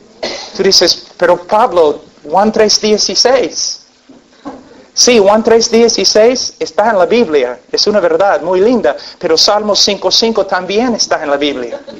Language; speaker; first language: Spanish; non-native, fluent; English